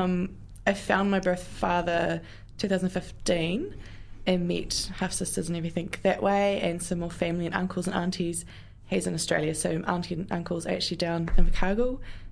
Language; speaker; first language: English; native; English